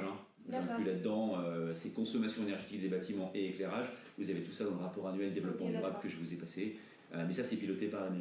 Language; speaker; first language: French; native; French